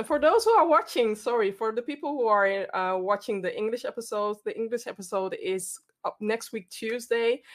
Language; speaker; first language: English; non-native, fluent; Dutch